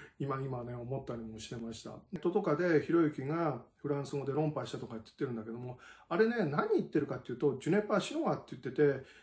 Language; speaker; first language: Japanese; native; Japanese